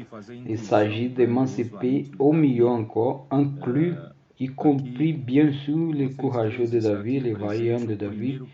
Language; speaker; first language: French; non-native, learner; Portuguese